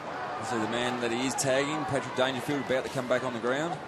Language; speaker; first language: English; native; English